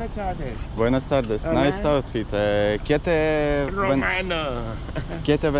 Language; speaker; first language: Spanish; non-native, learner; Russian